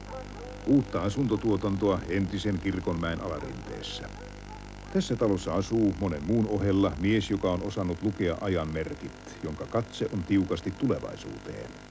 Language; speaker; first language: Finnish; native; Finnish